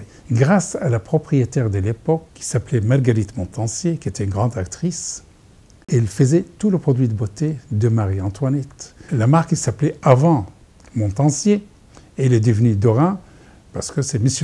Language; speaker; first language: French; non-native, fluent; Arabic